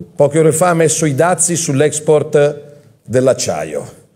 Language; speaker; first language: Italian; native; Italian